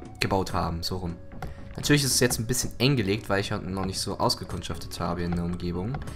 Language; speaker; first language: German; early bilingual, other home language; Greek